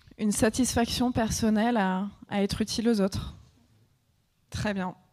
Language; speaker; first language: French; native; French